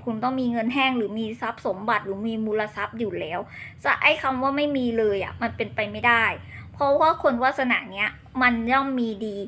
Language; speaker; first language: Thai; native; Thai